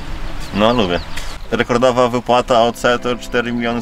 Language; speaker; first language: Polish; native; Polish